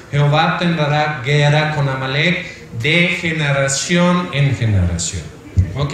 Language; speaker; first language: Spanish; non-native, fluent; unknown